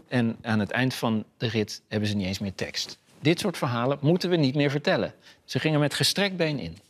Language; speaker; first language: Dutch; native; Dutch